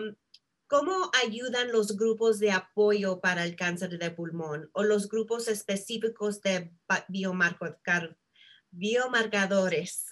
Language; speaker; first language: Spanish; early bilingual, heritage; Spanish